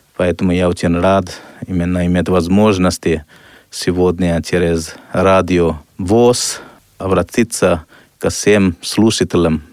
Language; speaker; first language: Russian; non-native, fluent; Hindi